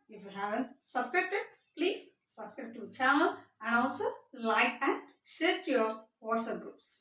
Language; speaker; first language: English; non-native, local second language; Telugu